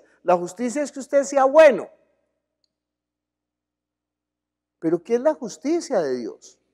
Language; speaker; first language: Spanish; native; Spanish